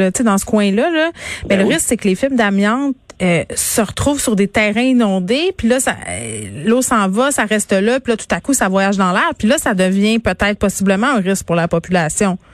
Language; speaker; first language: French; native; French